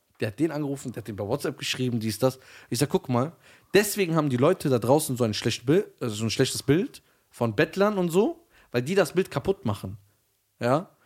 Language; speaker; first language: German; early bilingual, other home language; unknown